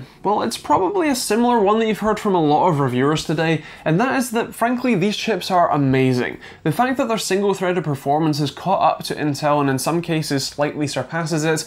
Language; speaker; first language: English; native; English